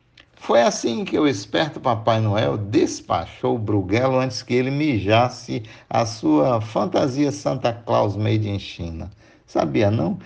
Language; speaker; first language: Portuguese; native; Portuguese